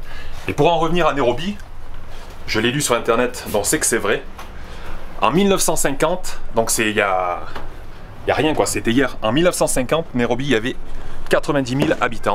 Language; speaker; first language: French; native; French